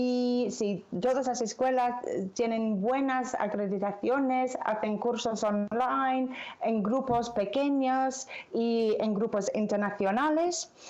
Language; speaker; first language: Spanish; non-native, fluent; English